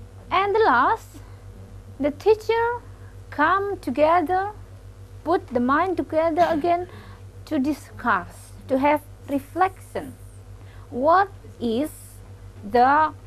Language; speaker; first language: English; non-native, local second language; Indonesian